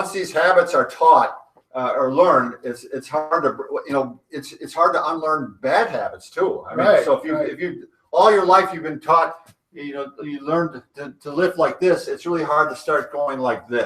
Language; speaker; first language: English; native; English